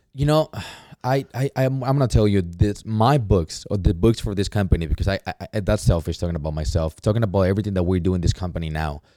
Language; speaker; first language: English; non-native, fluent; Spanish